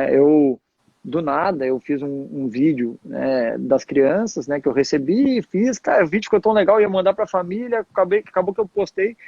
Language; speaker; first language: Portuguese; native; Portuguese